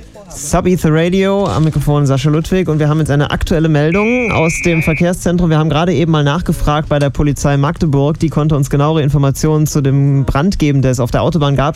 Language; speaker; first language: German; native; German